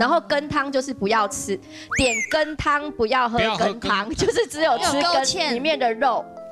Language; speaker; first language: Chinese; native; Chinese